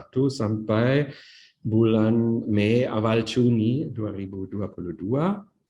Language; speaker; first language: Indonesian; non-native, fluent; German